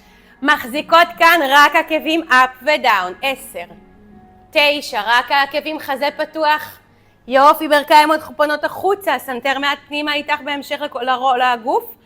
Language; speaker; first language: Hebrew; native; Hebrew